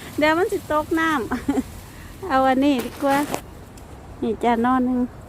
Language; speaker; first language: Thai; native; Thai